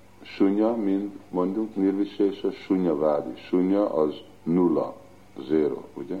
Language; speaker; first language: Hungarian; early bilingual, heritage; Hungarian